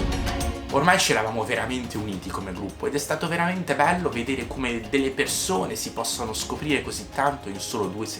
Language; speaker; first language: Italian; native; Italian